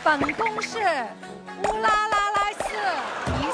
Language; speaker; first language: Chinese; non-native, local second language; Cantonese